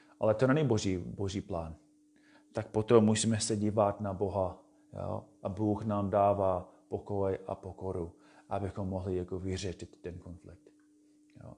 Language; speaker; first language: Czech; non-native, fluent; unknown